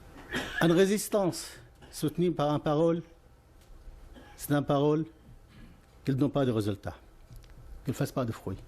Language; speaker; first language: French; non-native, fluent; Arabic